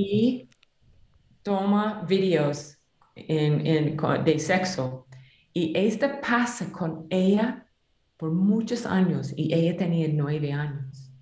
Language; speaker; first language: Spanish; non-native, learner; English